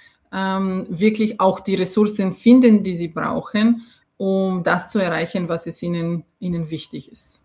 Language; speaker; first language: German; non-native, fluent; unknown